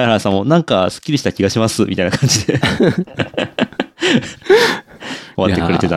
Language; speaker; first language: Japanese; native; Japanese